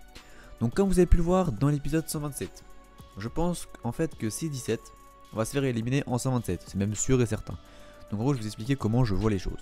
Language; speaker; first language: French; native; French